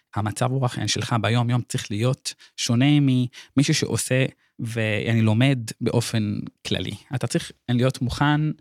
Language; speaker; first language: Hebrew; non-native, local second language; Arabic